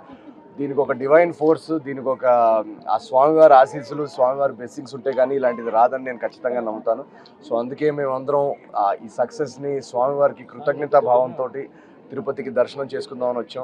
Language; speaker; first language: Telugu; native; Telugu